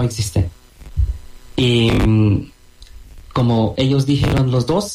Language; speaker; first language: Spanish; non-native, fluent; Bangla